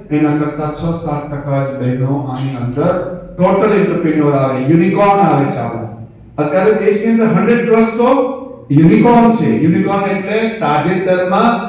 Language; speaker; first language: Gujarati; native; Gujarati